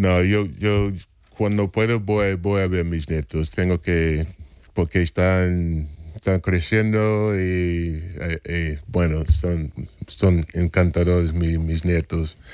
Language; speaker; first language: Spanish; non-native, fluent; English